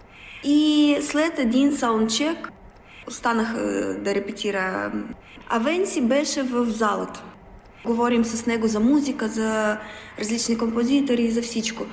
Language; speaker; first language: Bulgarian; non-native, learner; Russian